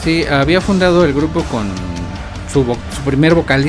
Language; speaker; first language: Spanish; native; Spanish